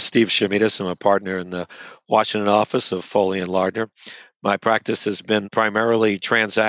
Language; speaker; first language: English; native; English